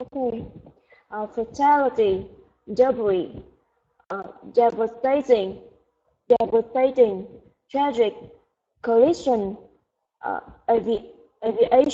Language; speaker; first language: English; non-native, learner; Vietnamese